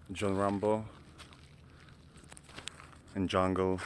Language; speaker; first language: English; non-native, learner; Polish